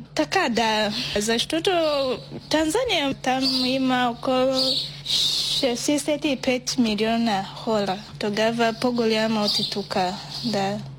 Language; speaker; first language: Bulgarian; non-native, learner; Swahili